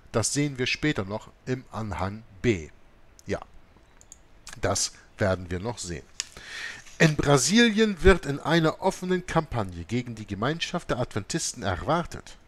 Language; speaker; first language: German; native; German